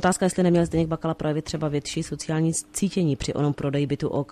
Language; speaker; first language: Czech; native; Czech